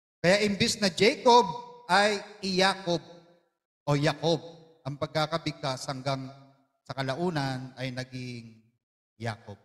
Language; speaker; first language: Filipino; non-native, local second language; Iloko